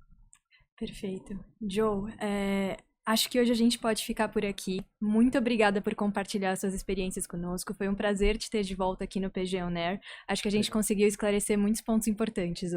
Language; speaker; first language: Portuguese; native; Portuguese